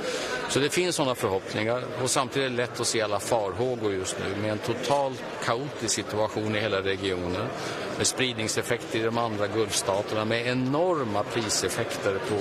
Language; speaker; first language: Swedish; native; Swedish